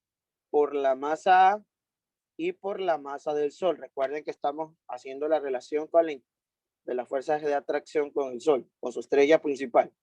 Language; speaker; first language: Spanish; native; Spanish